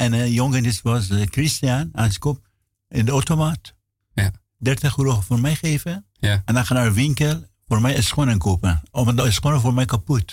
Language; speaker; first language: Dutch; non-native, learner; Persian